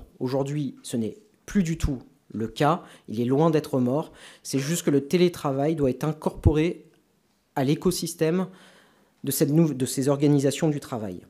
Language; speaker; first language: French; native; French